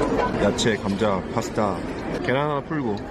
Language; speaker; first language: Korean; native; Korean